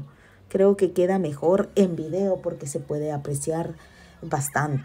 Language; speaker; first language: Spanish; native; Spanish